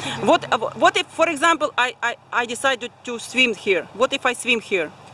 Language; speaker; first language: English; non-native, learner; Russian